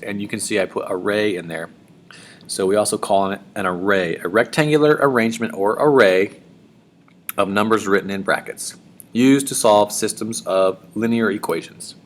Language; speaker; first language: English; native; English